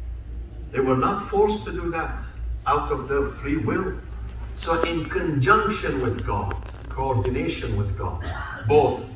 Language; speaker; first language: English; non-native, fluent; Arabic